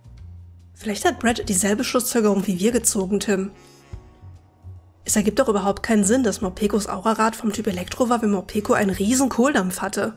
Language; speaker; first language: German; native; German